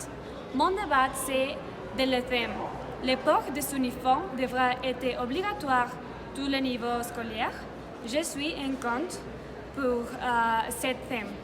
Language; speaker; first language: French; non-native, learner; Spanish